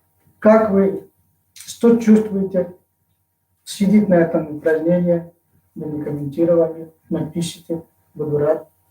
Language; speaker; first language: Russian; non-native, fluent; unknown